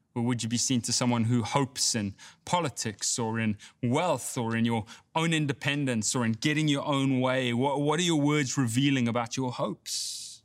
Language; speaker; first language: English; native; English